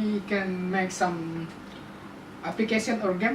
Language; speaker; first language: English; non-native, learner; Indonesian